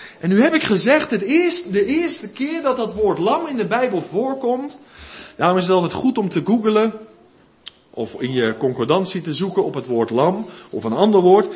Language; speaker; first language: Dutch; native; Dutch